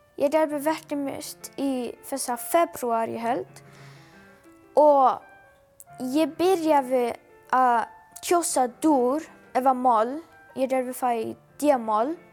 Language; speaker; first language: Icelandic; non-native, learner; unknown